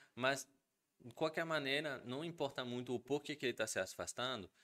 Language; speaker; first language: Portuguese; non-native, fluent; French